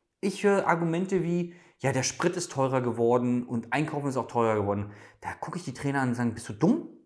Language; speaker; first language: German; native; German